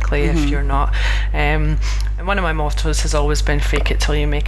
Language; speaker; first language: English; native; English